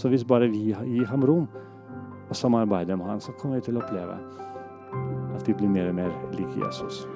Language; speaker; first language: Norwegian; non-native, fluent; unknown